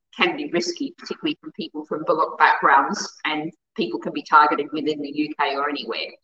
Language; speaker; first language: English; native; English